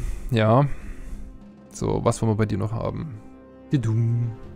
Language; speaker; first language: German; native; German